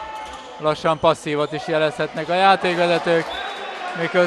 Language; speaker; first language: Hungarian; native; Hungarian